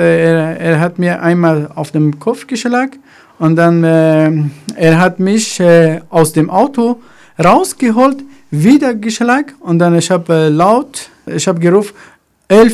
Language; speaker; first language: German; non-native, learner; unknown